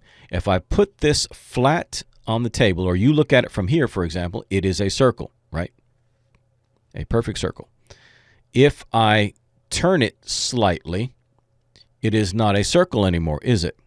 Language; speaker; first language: English; native; English